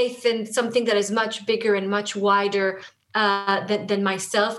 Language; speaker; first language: English; non-native, fluent; Hebrew